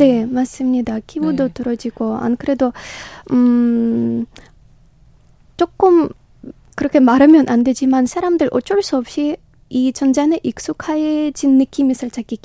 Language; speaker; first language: Korean; non-native, learner; Ukrainian